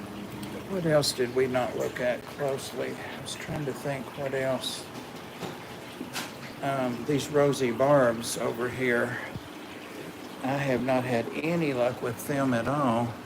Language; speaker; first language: English; native; English